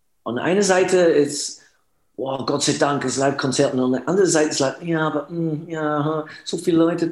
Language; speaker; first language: German; non-native, learner; English